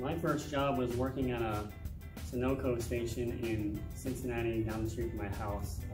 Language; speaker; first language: English; native; English